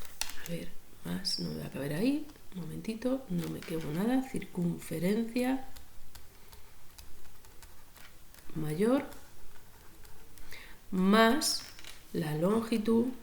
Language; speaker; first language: Spanish; native; Spanish